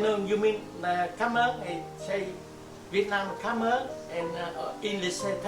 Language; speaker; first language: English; non-native, learner; Vietnamese